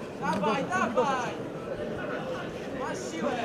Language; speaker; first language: Polish; native; Polish